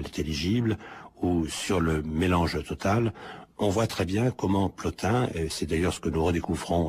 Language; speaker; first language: French; native; French